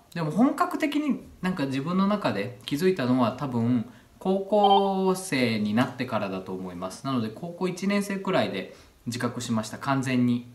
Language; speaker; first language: Japanese; native; Japanese